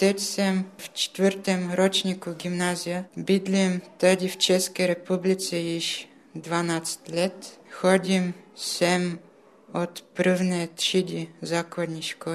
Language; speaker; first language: Czech; early bilingual, other home language; Bulgarian